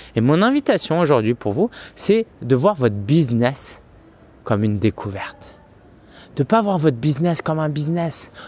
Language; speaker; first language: French; early bilingual, other home language; Chinese